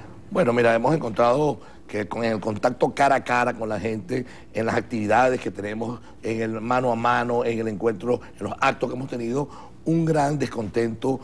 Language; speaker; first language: Spanish; native; Spanish